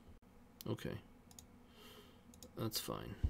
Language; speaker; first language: English; native; English